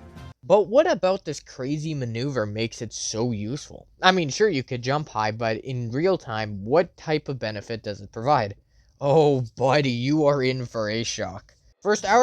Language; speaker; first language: English; native; English